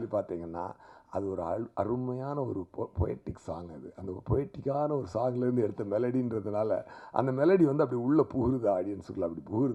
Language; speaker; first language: Tamil; native; Tamil